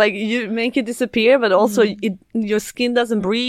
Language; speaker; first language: English; non-native, fluent; Swedish